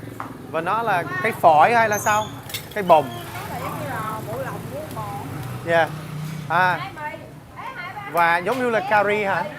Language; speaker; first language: Vietnamese; non-native, learner; English